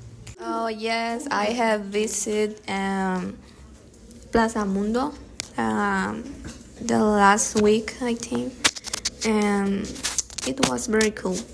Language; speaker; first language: English; non-native, learner; Spanish